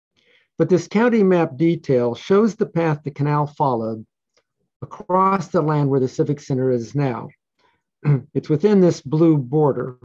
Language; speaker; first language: English; native; English